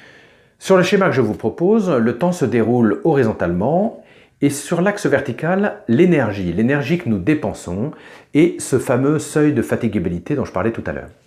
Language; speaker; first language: French; native; French